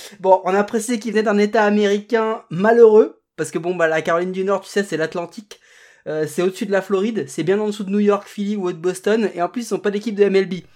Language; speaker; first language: French; native; French